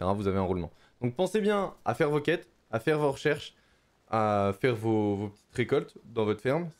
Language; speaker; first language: French; native; French